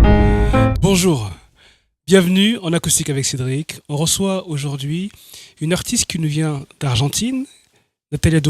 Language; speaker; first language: French; native; French